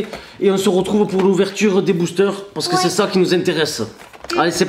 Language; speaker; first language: French; native; French